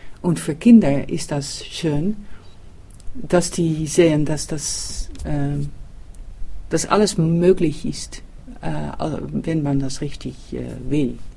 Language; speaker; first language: German; non-native, learner; Dutch